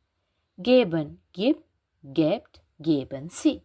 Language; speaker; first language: German; non-native, fluent; Sinhala